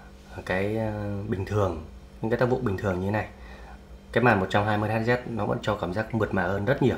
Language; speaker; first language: Vietnamese; native; Vietnamese